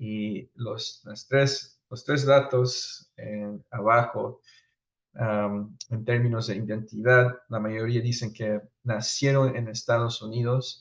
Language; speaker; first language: Spanish; early bilingual, heritage; Spanish